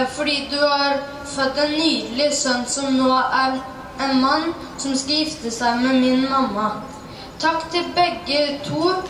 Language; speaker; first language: Norwegian; early bilingual, other home language; Thai